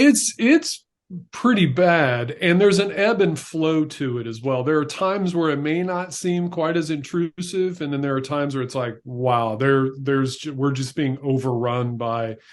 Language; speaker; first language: English; native; English